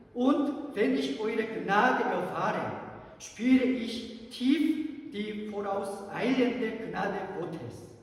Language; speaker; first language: German; non-native, learner; Korean